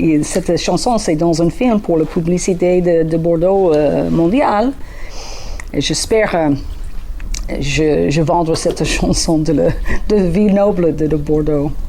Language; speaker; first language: French; non-native, learner; English